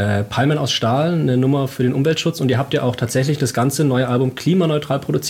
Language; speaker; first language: German; native; German